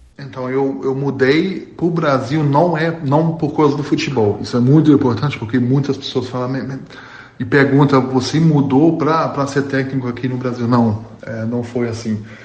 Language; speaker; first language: Portuguese; non-native, fluent; German